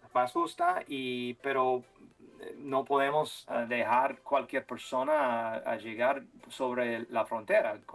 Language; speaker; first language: Spanish; non-native, learner; English